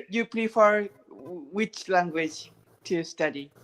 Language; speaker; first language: English; non-native, learner; Japanese